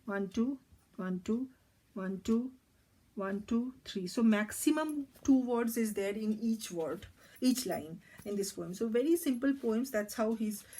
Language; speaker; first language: English; non-native, local second language; Bangla